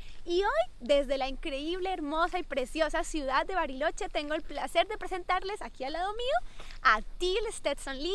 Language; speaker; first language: Spanish; native; Spanish